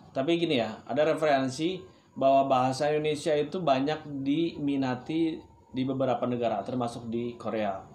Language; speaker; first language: Indonesian; native; Indonesian